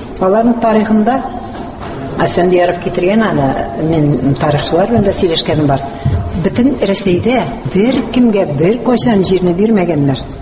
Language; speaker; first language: Tatar; native; Tatar